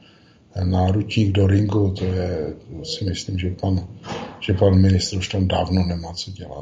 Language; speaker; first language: Czech; native; Czech